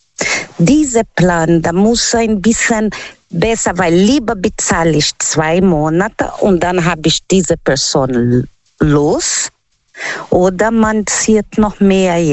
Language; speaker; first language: German; non-native, learner; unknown